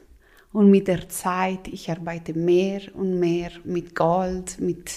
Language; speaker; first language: German; non-native, local second language; Italian